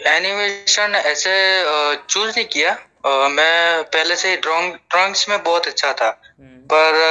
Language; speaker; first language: Hindi; non-native, local second language; Gujarati